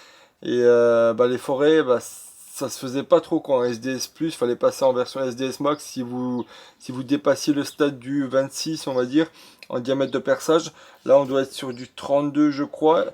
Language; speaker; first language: French; native; French